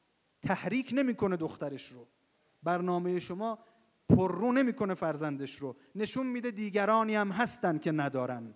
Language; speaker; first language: Persian; native; Persian